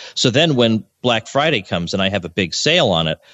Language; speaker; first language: English; native; English